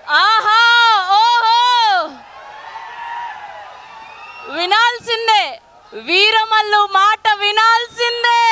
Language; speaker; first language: Telugu; native; Telugu